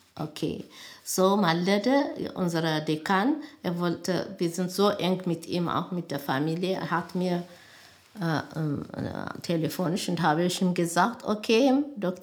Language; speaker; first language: German; non-native, learner; Amharic